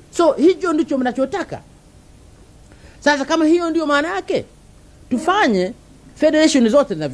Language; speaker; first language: Swahili; non-native, local second language; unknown